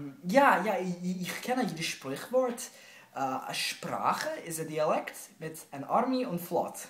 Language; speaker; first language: German; non-native, learner; English